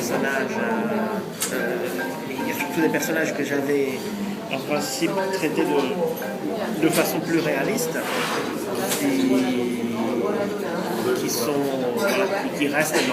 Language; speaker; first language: French; non-native, fluent; Spanish